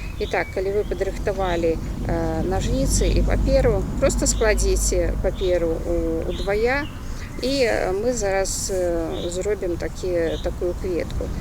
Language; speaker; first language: Belarusian; native; Belarusian